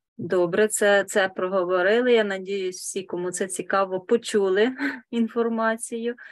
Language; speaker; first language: Ukrainian; native; Ukrainian